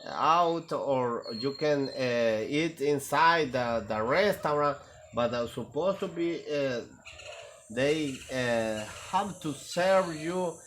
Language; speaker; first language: English; non-native, learner; Spanish